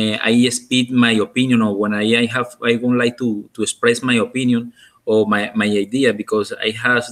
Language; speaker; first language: English; non-native, learner; Spanish